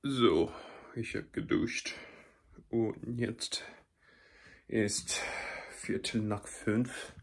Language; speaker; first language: German; non-native, learner; Korean